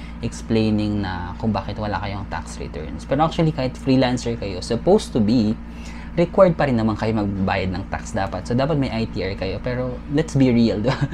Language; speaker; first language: Filipino; native; Filipino